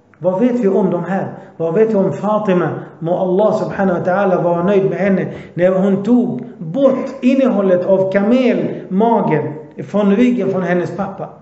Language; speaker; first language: Swedish; early bilingual, other home language; Arabic